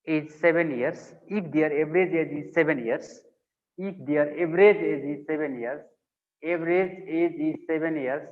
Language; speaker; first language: English; non-native, local second language; Nepali